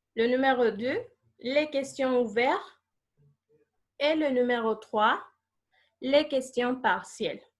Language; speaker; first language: French; non-native, fluent; Spanish